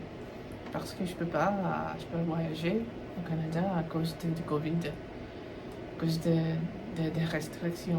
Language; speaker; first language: French; non-native, fluent; Tamil